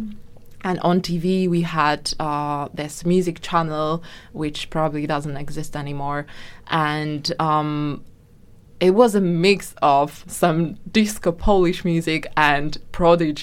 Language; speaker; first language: English; non-native, fluent; Polish